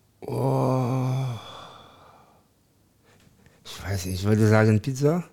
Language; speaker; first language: German; non-native, learner; French